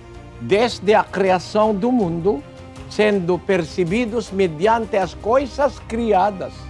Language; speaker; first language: Portuguese; non-native, learner; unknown